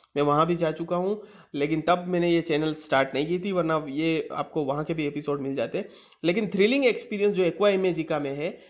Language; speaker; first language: Hindi; non-native, local second language; Gujarati